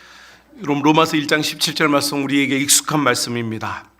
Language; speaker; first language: Korean; native; Korean